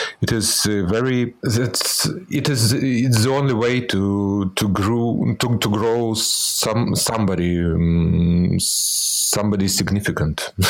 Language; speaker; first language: English; non-native, fluent; Russian